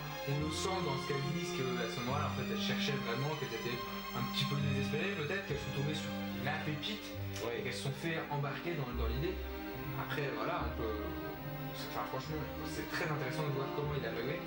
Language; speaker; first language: French; native; French